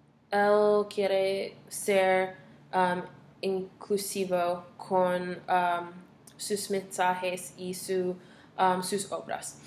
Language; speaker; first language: Spanish; non-native, learner; English